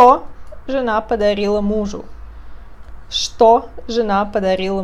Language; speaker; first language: Russian; non-native, fluent; Portuguese